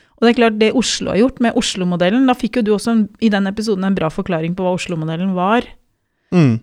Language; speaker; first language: Norwegian; native; Norwegian